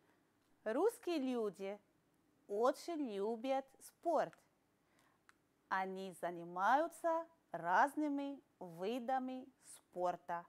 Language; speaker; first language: Russian; non-native, fluent; Arabic